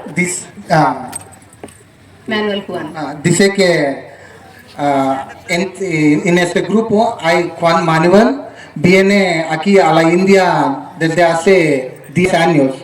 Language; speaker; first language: Spanish; non-native, fluent; Telugu